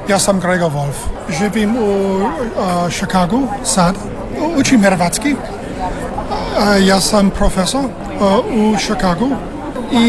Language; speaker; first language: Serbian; non-native, learner; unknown